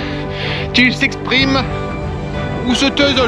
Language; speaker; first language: French; native; French